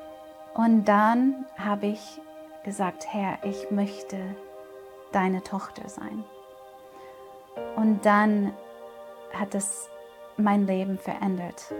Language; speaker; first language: German; non-native, fluent; English